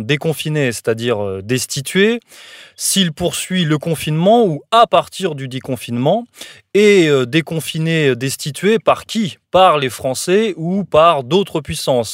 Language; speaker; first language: French; native; French